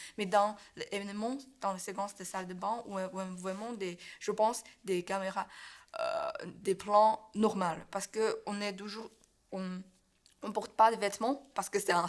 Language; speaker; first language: French; non-native, learner; Chinese